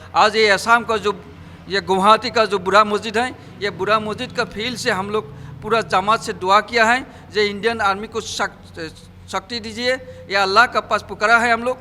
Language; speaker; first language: Hindi; non-native, local second language; Assamese